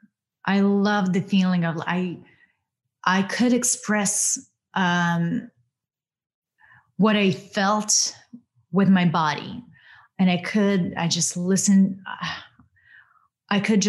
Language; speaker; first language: English; non-native, fluent; Ukrainian